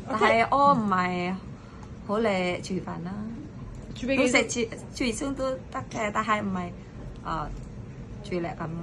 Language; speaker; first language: Cantonese; non-native, learner; Indonesian